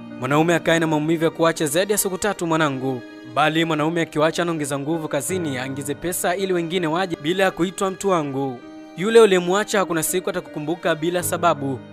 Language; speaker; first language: Swahili; native; Swahili